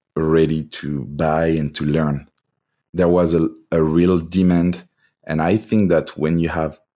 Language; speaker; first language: English; non-native, fluent; French